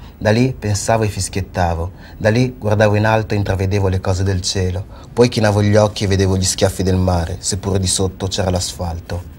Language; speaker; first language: Italian; early bilingual, other home language; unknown